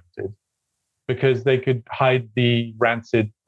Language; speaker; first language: English; native; English